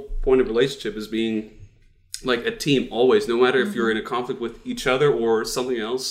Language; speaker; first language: English; non-native, fluent; Dutch